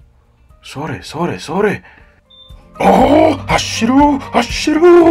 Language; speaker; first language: Japanese; non-native, learner; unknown